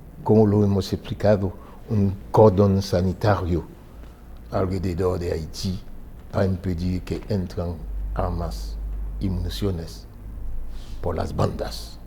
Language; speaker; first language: Spanish; non-native, fluent; Haitian Creole